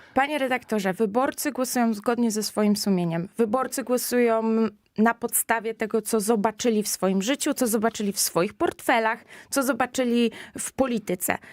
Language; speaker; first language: Polish; native; Polish